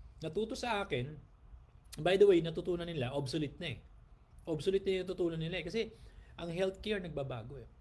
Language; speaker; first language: Filipino; native; Filipino